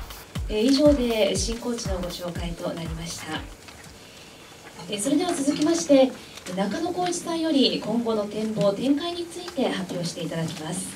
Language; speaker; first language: Japanese; native; Japanese